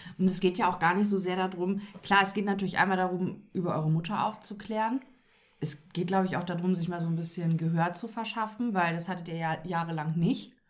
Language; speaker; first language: German; native; German